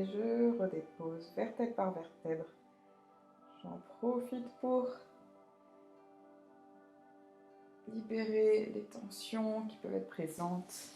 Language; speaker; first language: French; native; French